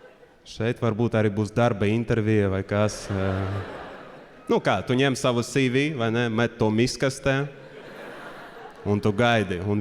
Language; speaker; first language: Latvian; early bilingual, other home language; Russian